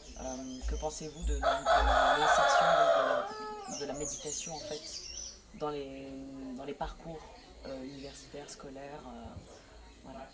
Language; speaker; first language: French; non-native, fluent; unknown